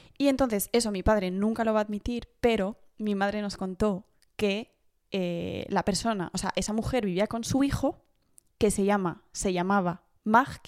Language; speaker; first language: Spanish; early bilingual, heritage; Spanish